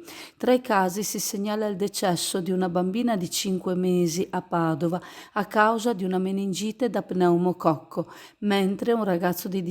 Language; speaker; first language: Italian; native; Italian